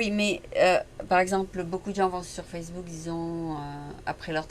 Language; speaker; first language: French; native; French